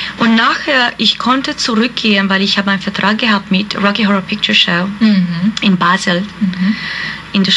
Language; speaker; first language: German; non-native, fluent; Hungarian